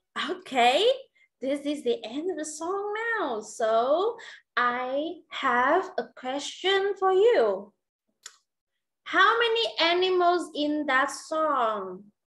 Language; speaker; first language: English; non-native, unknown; Vietnamese